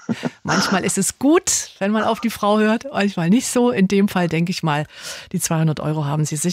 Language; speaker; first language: German; native; German